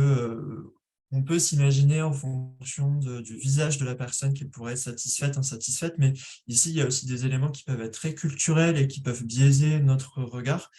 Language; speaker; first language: French; native; French